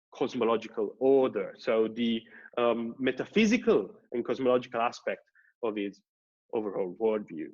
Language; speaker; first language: English; non-native, fluent; Italian